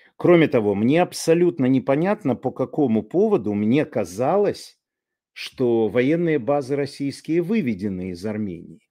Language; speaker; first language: Russian; native; Russian